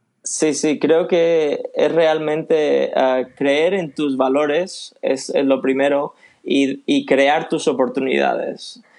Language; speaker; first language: Spanish; early bilingual, other home language; Swedish